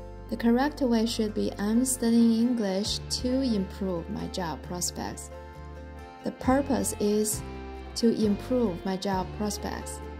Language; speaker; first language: English; non-native, fluent; Chinese